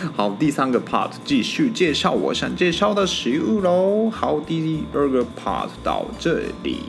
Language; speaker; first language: Chinese; non-native, fluent; Japanese